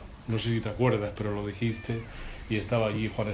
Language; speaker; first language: Spanish; native; Spanish